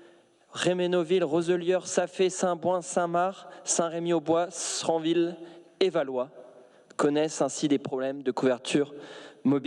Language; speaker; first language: French; native; French